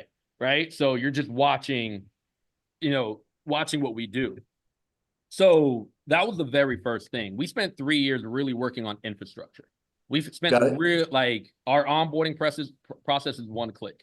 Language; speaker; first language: English; native; English